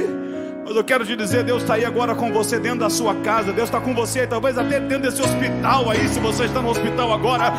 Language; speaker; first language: Portuguese; native; Portuguese